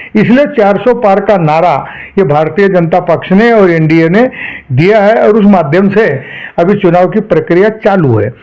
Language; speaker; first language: Hindi; non-native, local second language; Marathi